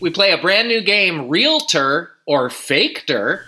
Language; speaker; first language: English; native; English